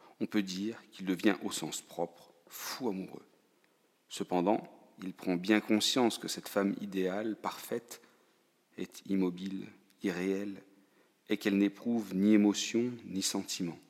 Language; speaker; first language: French; native; French